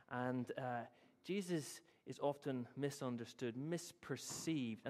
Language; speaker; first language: English; native; English